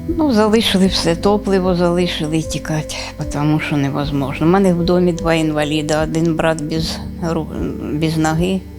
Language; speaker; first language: Ukrainian; non-native, local second language; Russian